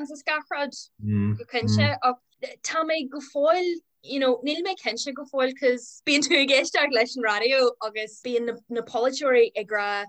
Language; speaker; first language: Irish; non-native, local second language; English